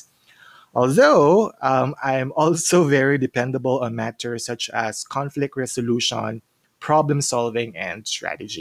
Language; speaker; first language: English; non-native, local second language; Cebuano